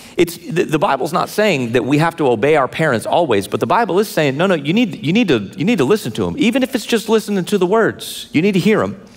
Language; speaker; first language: English; native; English